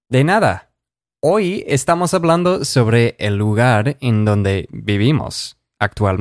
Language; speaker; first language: Spanish; non-native, fluent; English